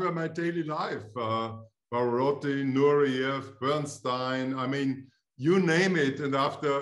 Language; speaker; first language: English; non-native, fluent; German